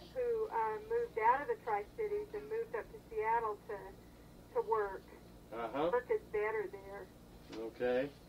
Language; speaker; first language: English; native; English